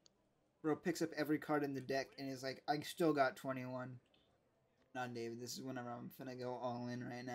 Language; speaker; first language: English; native; English